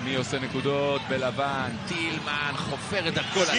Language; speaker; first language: Hebrew; native; Hebrew